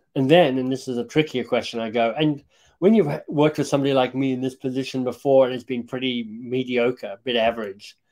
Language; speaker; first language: English; native; English